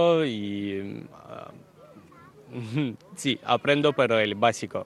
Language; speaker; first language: Spanish; non-native, fluent; Ukrainian